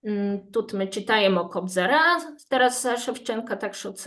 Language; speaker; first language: Ukrainian; non-native, fluent; Polish